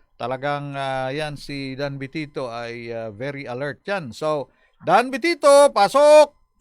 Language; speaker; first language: Filipino; non-native, local second language; Bikol